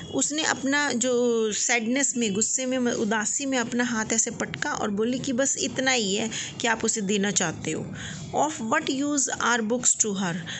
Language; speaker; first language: Hindi; native; Hindi